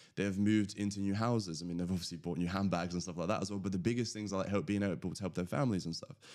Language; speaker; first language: English; early bilingual, other home language; Latvian